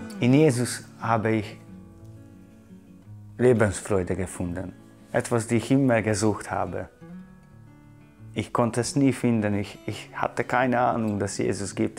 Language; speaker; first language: German; non-native, fluent; Hungarian